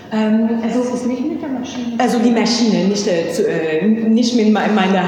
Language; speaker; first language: German; non-native, learner; French